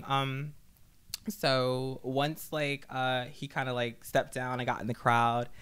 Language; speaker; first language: English; native; English